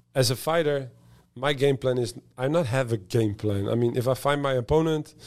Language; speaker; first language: English; non-native, fluent; Dutch